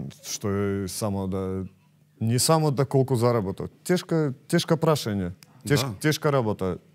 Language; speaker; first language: Macedonian; non-native, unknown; Russian